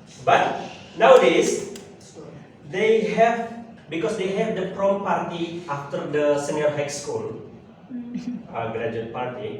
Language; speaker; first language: English; non-native, learner; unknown